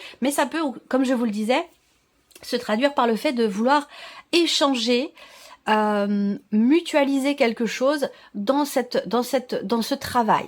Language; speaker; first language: French; native; French